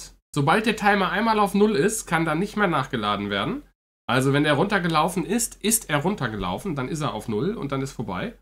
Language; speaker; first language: German; native; German